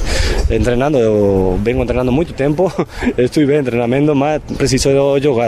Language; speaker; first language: Portuguese; non-native, fluent; Spanish